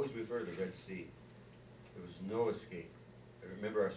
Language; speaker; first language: English; native; English